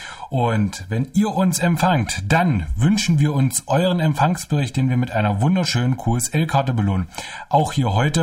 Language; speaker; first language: German; native; German